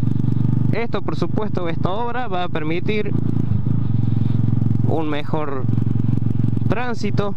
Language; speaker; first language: Spanish; native; Spanish